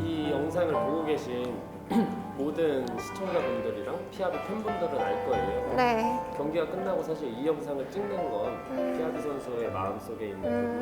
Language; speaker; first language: Korean; native; Korean